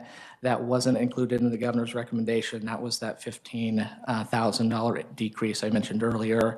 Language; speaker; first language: English; native; English